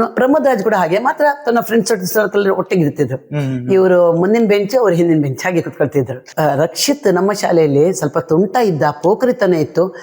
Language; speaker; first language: Kannada; non-native, local second language; Konkani